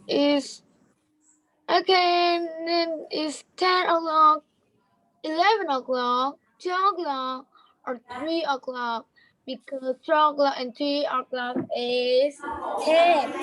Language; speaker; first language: English; non-native, learner; Vietnamese